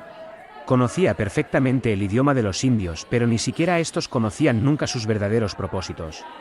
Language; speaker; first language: Spanish; native; Spanish